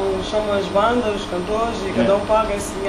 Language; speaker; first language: Portuguese; native; Portuguese